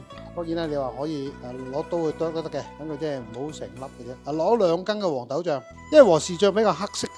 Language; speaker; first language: Cantonese; native; Cantonese